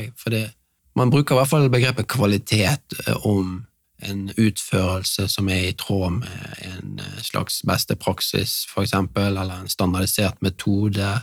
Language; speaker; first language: Norwegian; native; Norwegian